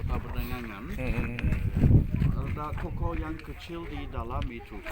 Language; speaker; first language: Indonesian; non-native, fluent; Turkish